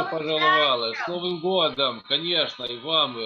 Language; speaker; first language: Russian; non-native, learner; Serbian